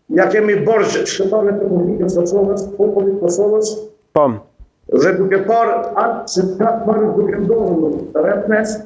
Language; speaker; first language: Albanian; non-native, local second language; Romany